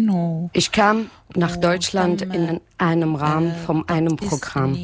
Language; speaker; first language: German; non-native, learner; Arabic